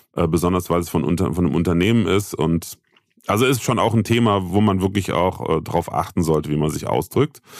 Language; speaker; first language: German; native; German